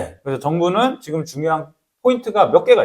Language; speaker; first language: Korean; native; Korean